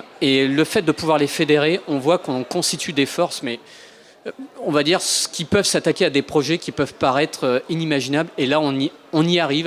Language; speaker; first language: French; native; French